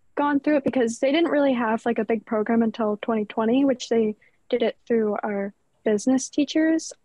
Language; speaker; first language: English; native; English